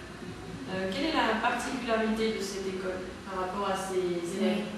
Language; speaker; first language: French; native; French